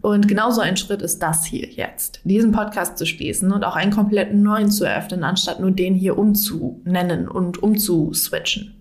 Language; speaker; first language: German; native; German